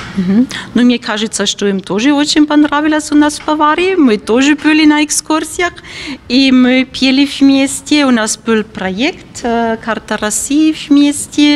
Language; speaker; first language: Russian; non-native, fluent; German